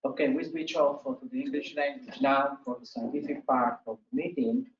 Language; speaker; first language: English; non-native, fluent; Italian